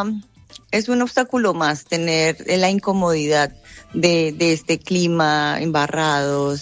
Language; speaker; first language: Spanish; native; Spanish